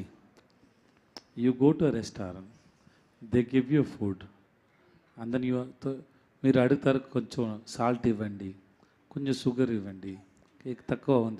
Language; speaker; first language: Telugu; non-native, local second language; Tamil